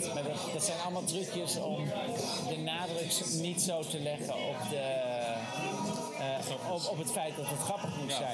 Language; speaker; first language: Dutch; native; Dutch